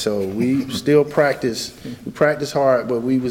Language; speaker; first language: English; native; English